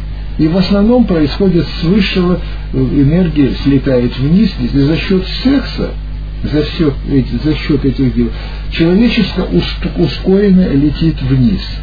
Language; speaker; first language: Russian; native; Russian